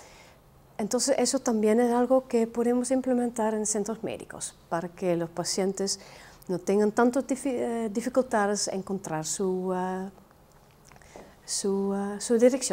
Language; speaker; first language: Spanish; non-native, fluent; Dutch